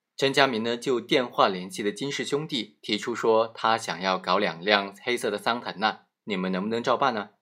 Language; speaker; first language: Chinese; native; Chinese